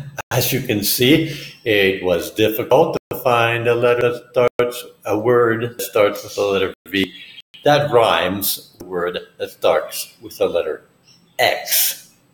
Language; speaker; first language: English; native; English